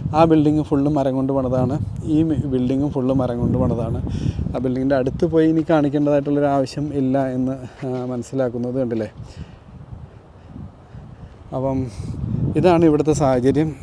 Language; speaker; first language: Malayalam; native; Malayalam